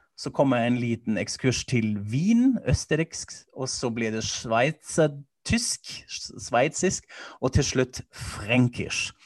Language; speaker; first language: Norwegian; non-native, fluent; German